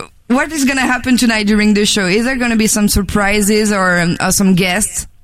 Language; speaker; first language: English; non-native, fluent; French